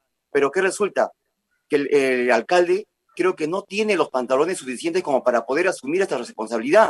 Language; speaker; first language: Spanish; native; Spanish